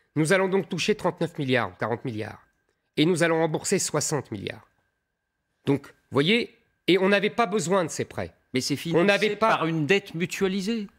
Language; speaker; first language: French; native; French